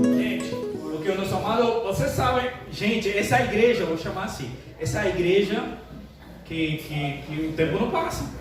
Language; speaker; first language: Portuguese; non-native, fluent; Spanish